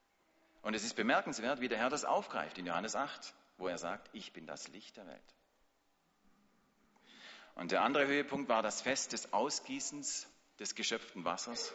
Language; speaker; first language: German; native; German